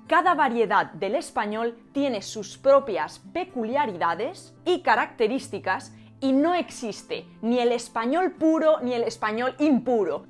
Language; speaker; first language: Spanish; native; Spanish